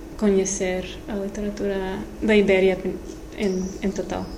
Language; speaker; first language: Portuguese; non-native, learner; English